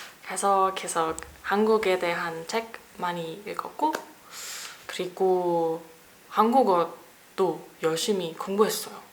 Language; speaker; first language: Korean; non-native, learner; German